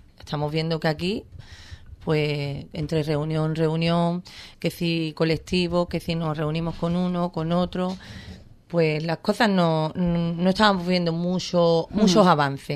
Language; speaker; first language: Spanish; native; Spanish